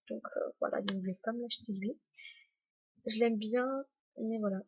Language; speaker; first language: French; native; French